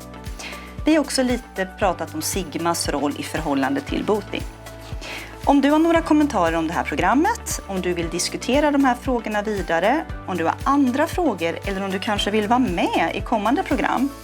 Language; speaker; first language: Swedish; native; Swedish